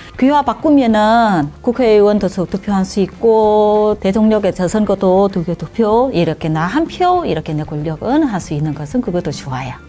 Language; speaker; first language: Korean; non-native, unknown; Vietnamese